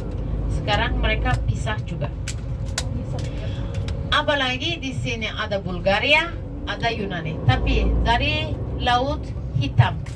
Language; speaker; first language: Indonesian; non-native, fluent; Turkish